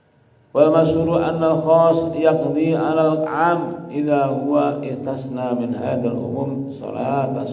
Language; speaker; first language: Arabic; non-native, fluent; Indonesian